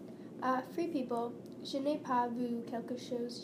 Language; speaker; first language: French; non-native, learner; English